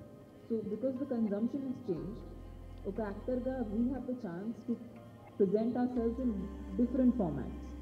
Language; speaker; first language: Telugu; non-native, fluent; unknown